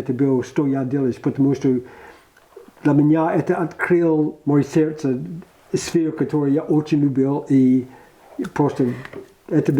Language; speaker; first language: Russian; non-native, learner; English